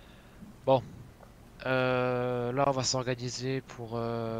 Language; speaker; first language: French; native; French